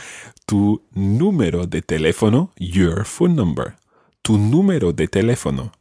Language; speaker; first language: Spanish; non-native, fluent; English